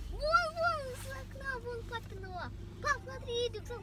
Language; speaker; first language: Russian; early bilingual, heritage; Russian